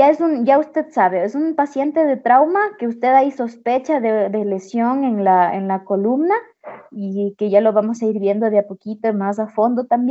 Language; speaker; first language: Spanish; native; Spanish